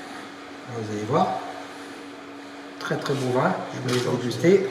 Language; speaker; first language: French; native; French